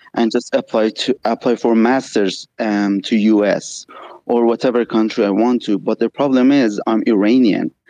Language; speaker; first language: English; non-native, fluent; Persian